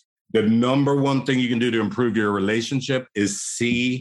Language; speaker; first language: English; native; English